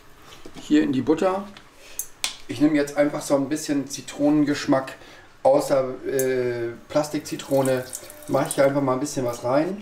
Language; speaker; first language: German; native; German